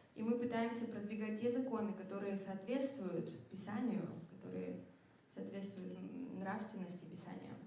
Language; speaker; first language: Russian; native; Russian